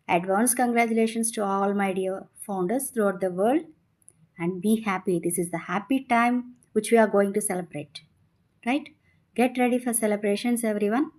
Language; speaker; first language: English; non-native, local second language; Telugu